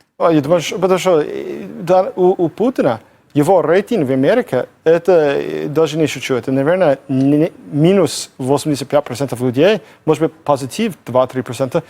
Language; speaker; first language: Russian; non-native, fluent; English